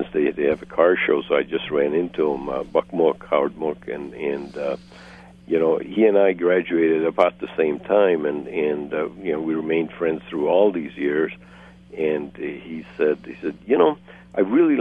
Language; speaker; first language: English; non-native, fluent; Hungarian